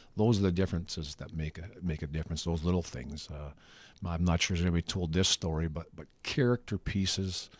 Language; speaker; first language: English; native; English